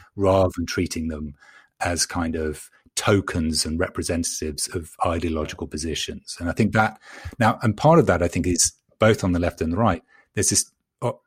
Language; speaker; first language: English; native; English